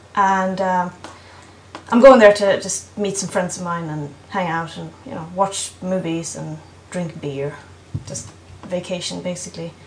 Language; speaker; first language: English; non-native, fluent; Swedish